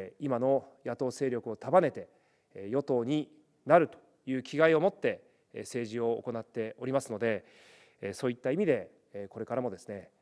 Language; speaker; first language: Japanese; native; Japanese